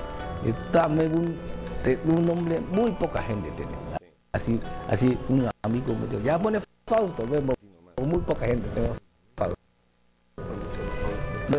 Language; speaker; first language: Spanish; non-native, learner; Cantonese